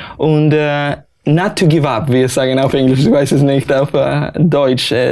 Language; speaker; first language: German; non-native, learner; Spanish